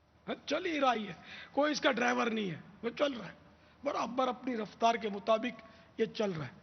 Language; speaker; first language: Urdu; native; Urdu